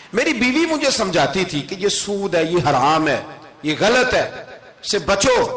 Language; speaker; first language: Urdu; non-native, local second language; Punjabi